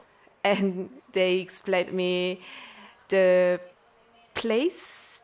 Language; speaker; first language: English; non-native, fluent; Korean